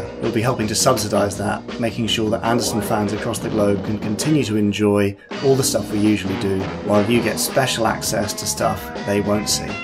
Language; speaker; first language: English; native; English